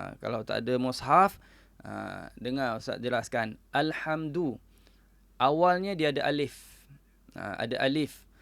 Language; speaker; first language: Malay; native; Malay